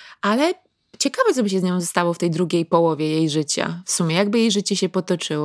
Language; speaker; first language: Polish; native; Polish